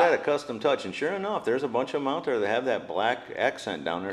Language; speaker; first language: English; native; English